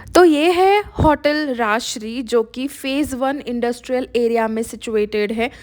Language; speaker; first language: Hindi; non-native, local second language; Marathi